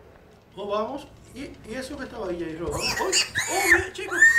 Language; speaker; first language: Spanish; native; Spanish